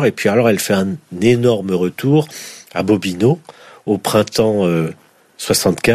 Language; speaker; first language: French; native; French